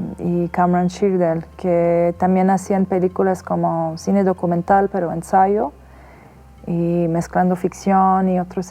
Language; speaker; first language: Spanish; non-native, fluent; Persian